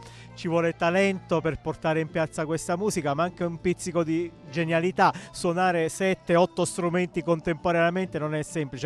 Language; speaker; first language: Italian; native; Italian